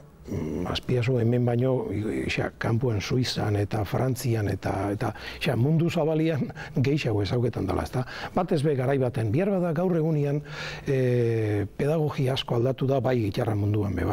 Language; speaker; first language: Basque; native; Basque